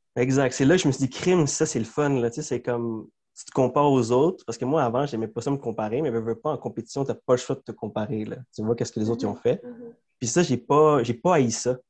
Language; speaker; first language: French; early bilingual, other home language; Spanish